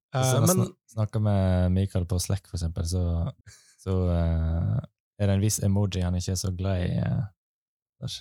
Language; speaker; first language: Norwegian; native; Norwegian